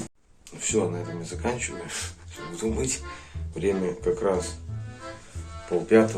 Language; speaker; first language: Russian; native; Russian